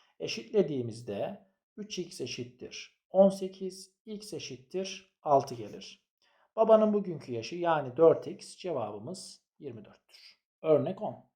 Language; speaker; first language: Turkish; native; Turkish